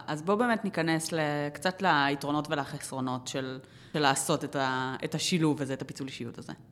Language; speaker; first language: Hebrew; native; Hebrew